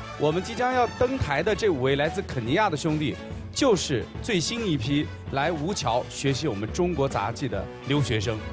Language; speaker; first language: Chinese; native; Chinese